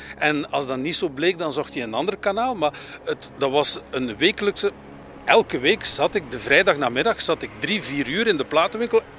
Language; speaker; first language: Dutch; native; Dutch